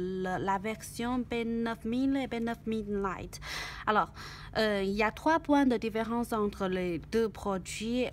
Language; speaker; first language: French; non-native, learner; Chinese